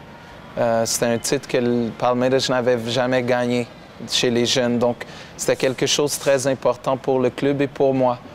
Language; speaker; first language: French; non-native, local second language; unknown